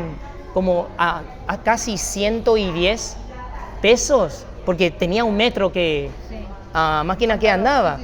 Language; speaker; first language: Spanish; non-native, fluent; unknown